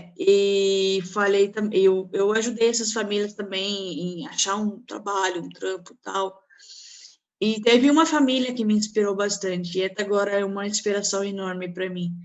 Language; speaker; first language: Portuguese; non-native, fluent; Arabic